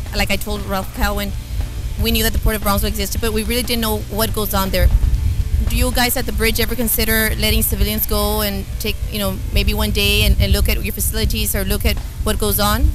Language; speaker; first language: English; early bilingual, other home language; Spanish